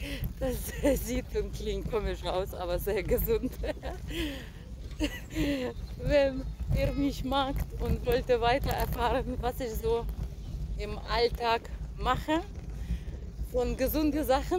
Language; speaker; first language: German; non-native, fluent; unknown